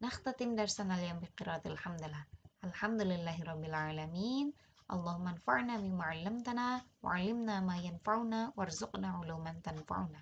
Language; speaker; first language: Arabic; non-native, fluent; Indonesian